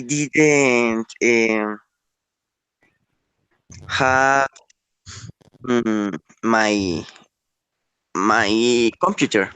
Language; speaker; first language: English; non-native, learner; Spanish